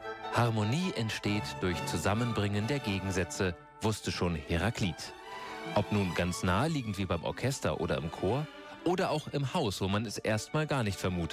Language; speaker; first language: German; native; German